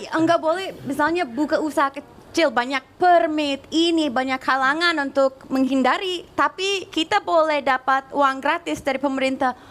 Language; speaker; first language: Indonesian; non-native, fluent; English